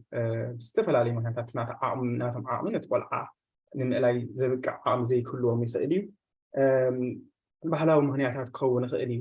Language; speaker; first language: Tigrinya; native; Tigrinya